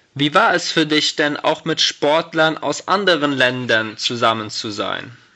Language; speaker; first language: German; native; German